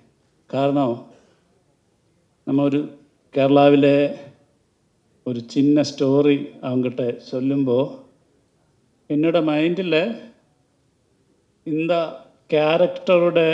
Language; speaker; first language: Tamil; non-native, learner; Malayalam